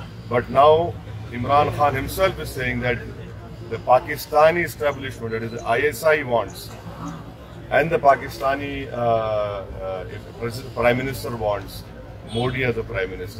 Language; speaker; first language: English; non-native, local second language; Urdu